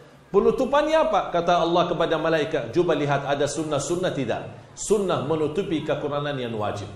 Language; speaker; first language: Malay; non-native, fluent; Arabic